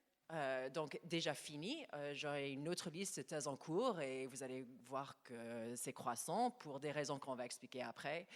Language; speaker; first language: French; non-native, fluent; English